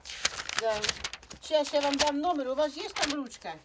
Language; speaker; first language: Russian; non-native, fluent; Dutch